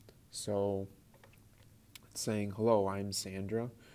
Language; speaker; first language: English; native; English